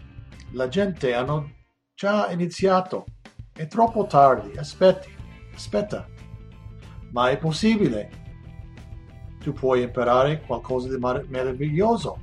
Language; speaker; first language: Italian; non-native, learner; English